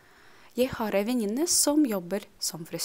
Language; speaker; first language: Norwegian; non-native, fluent; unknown